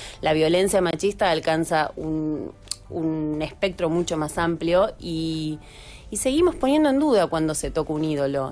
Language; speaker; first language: Spanish; native; Spanish